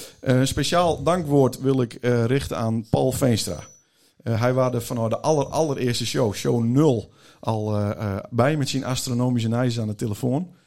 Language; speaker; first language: Dutch; native; Dutch